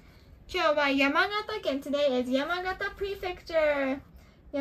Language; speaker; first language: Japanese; early bilingual, heritage; Japanese